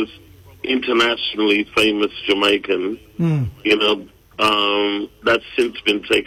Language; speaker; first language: English; native; English